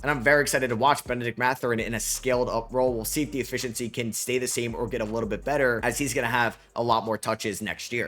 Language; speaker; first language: English; native; English